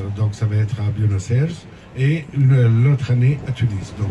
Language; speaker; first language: French; non-native, local second language; Arabic